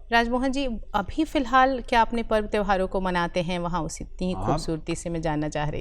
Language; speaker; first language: Hindi; native; Hindi